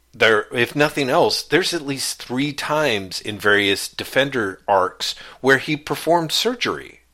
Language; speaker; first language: English; native; English